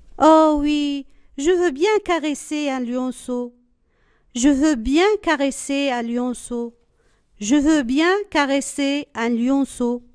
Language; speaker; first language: French; non-native, local second language; Arabic